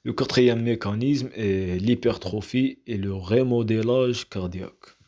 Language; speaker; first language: French; non-native, local second language; Arabic